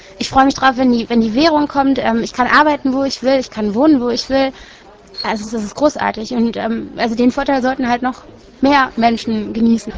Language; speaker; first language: German; native; German